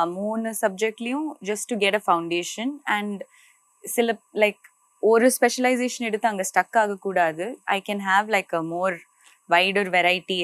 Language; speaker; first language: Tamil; non-native, local second language; Malayalam